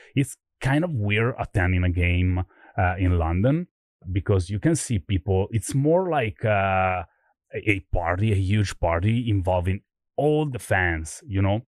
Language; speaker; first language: English; non-native, fluent; Italian